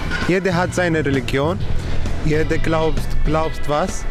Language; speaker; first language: German; non-native, learner; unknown